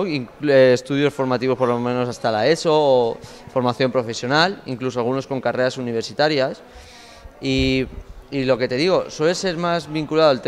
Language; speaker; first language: Spanish; native; Spanish